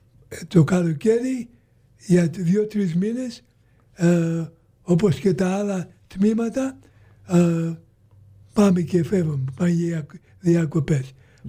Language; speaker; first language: Greek; early bilingual, other home language; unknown